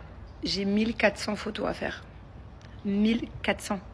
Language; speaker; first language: French; native; French